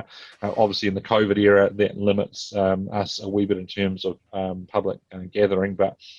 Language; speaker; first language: English; native; English